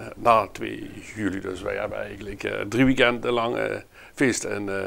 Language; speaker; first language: Dutch; native; Dutch